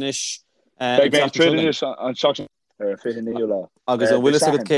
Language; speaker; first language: Irish; non-native, local second language; English